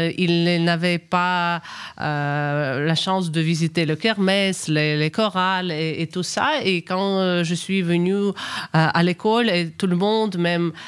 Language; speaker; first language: French; non-native, fluent; Ukrainian